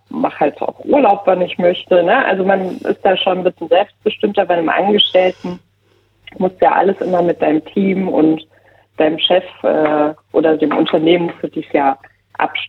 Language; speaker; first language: German; native; German